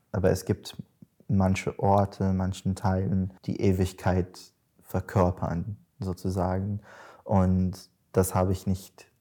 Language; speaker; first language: German; non-native, learner; Arabic